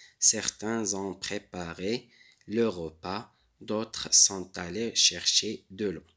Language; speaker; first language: French; non-native, local second language; Arabic